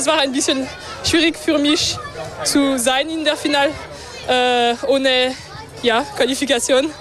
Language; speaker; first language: German; non-native, local second language; French